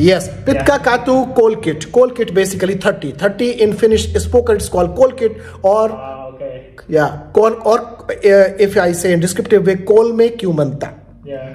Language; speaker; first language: English; non-native, local second language; Hindi